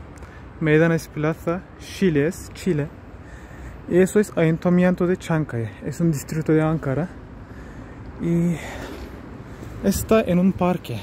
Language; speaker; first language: Spanish; non-native, learner; Turkish